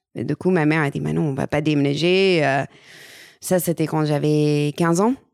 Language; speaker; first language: French; non-native, fluent; English